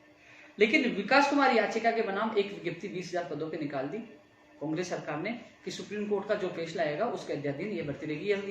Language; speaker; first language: Hindi; native; Hindi